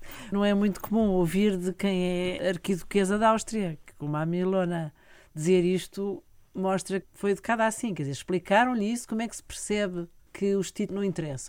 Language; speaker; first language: Portuguese; native; Portuguese